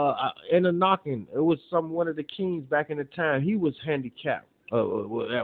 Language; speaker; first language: English; native; English